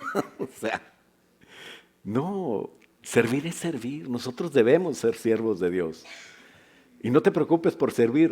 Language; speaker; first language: Spanish; native; Spanish